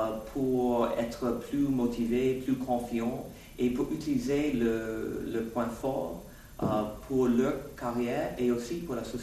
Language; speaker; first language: French; non-native, fluent; English